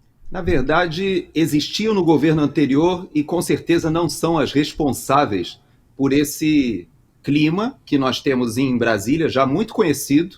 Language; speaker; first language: Portuguese; native; Portuguese